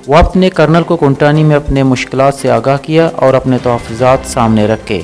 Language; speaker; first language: Urdu; non-native, local second language; Baluchi